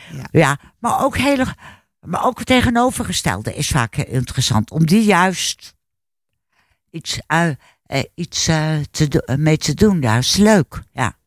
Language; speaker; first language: Dutch; native; Dutch